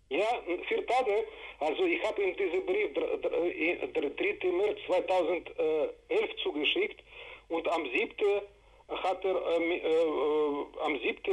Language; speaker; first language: German; non-native, fluent; Russian